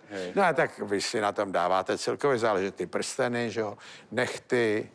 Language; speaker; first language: Czech; native; Czech